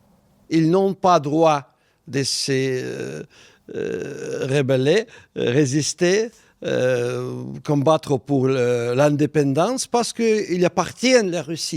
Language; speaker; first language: French; non-native, fluent; Russian